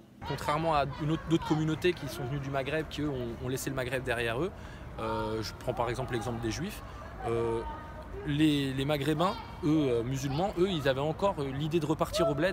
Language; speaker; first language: French; early bilingual, other home language; Arabic